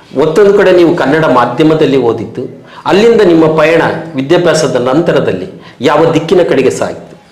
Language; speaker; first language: Kannada; native; Kannada